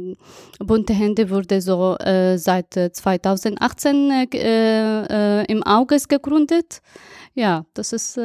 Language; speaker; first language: German; non-native, fluent; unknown